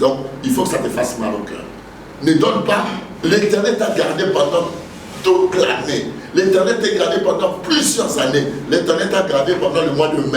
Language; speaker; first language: French; non-native, local second language; Lingala